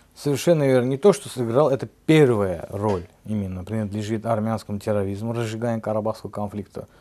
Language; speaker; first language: Russian; non-native, local second language; Azerbaijani